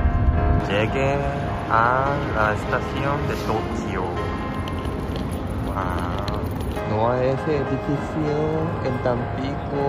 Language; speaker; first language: Spanish; non-native, learner; Japanese